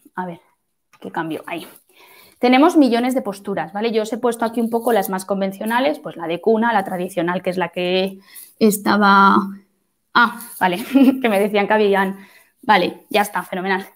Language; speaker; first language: Spanish; native; Spanish